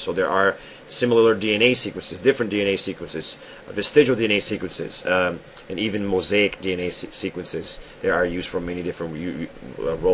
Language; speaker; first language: English; non-native, fluent; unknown